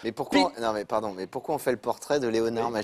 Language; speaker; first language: French; native; French